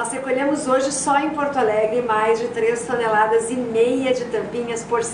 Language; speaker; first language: Portuguese; native; Portuguese